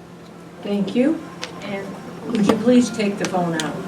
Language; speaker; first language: English; native; English